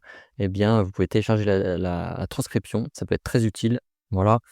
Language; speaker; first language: French; native; French